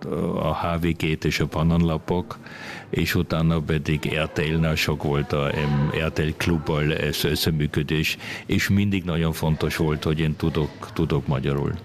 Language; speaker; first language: Hungarian; early bilingual, other home language; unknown